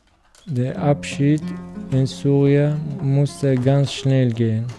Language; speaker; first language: German; non-native, learner; Arabic